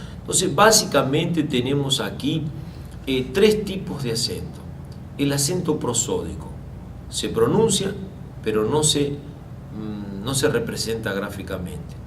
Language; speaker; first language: Spanish; non-native, fluent; Portuguese